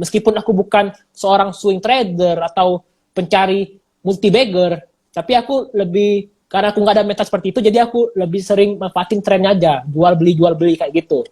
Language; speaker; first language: Indonesian; native; Indonesian